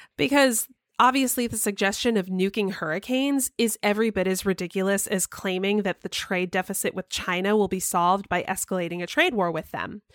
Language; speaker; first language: English; native; English